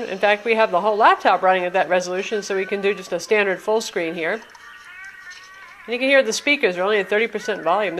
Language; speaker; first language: English; native; English